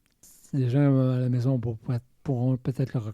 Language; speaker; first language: French; native; French